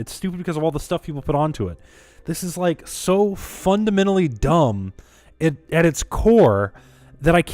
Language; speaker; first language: English; native; English